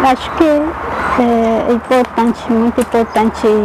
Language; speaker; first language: Portuguese; non-native, local second language; Guarani